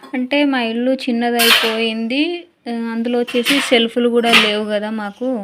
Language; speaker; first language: Telugu; native; Telugu